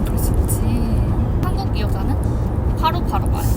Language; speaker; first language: Korean; non-native, fluent; Japanese